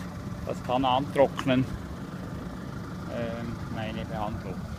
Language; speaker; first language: German; native; German